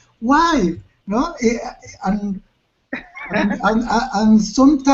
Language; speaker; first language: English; non-native, learner; Spanish